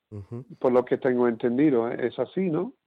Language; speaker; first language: Spanish; non-native, fluent; English